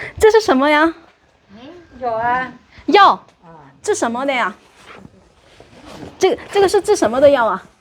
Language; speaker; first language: Chinese; native; Chinese